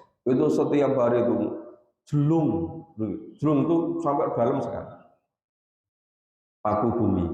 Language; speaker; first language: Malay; non-native, local second language; Javanese